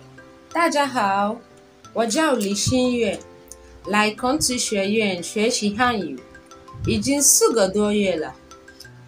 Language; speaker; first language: Chinese; non-native, learner; Igbo